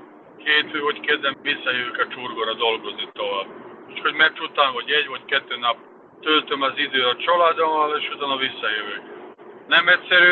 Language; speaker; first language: Hungarian; non-native, fluent; Serbian